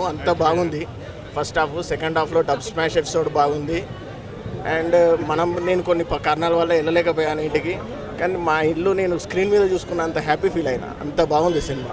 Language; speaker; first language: Telugu; native; Telugu